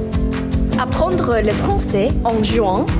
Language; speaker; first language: French; non-native, learner; Indonesian